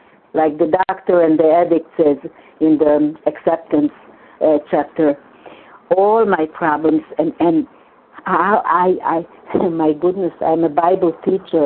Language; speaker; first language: English; non-native, fluent; Hungarian